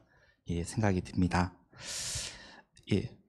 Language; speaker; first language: Korean; native; Korean